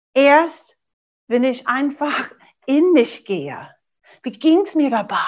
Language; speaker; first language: German; non-native, fluent; English